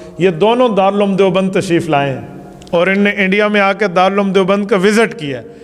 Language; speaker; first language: Urdu; non-native, local second language; Saraiki